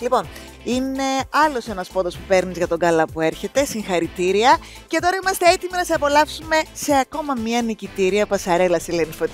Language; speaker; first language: Greek; native; Greek